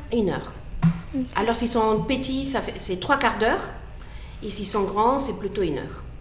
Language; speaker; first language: French; non-native, fluent; Spanish